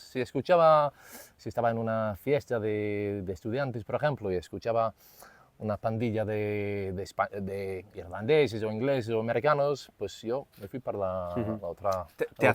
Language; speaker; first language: Spanish; non-native, fluent; English